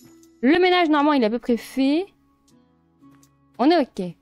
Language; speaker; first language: French; native; French